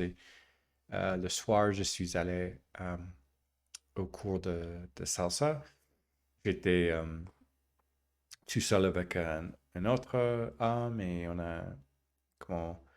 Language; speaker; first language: French; non-native, learner; English